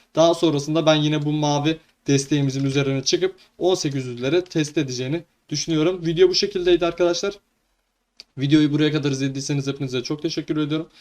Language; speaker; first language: Turkish; native; Turkish